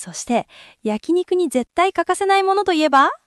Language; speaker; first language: Japanese; native; Japanese